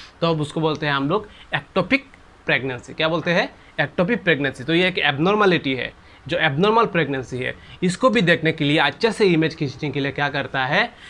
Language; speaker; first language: Hindi; non-native, local second language; Bangla